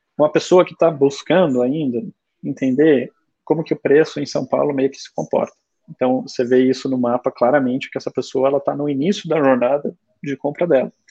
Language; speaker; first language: Portuguese; early bilingual, other home language; German